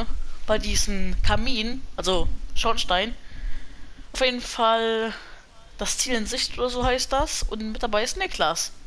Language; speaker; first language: German; native; German